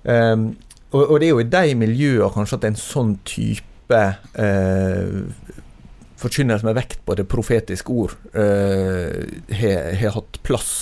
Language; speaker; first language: Norwegian; native; Norwegian